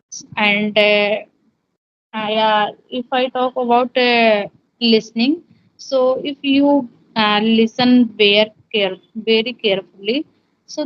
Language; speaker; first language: English; non-native, learner; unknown